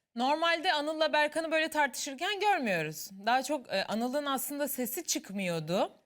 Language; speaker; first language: Turkish; native; Turkish